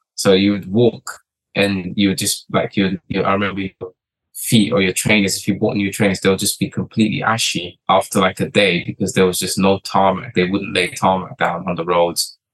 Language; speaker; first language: English; early bilingual, other home language; Portuguese